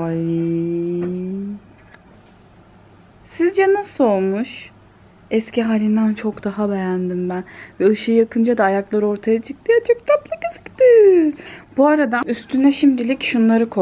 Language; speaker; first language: Turkish; native; Turkish